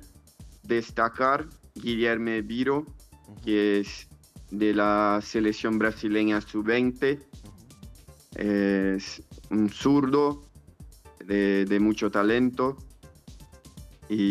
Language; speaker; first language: Spanish; non-native, fluent; Portuguese